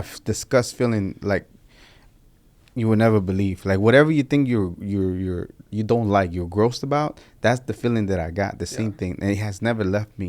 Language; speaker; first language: English; early bilingual, other home language; Spanish